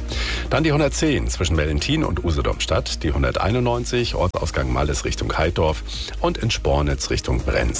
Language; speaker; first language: German; native; German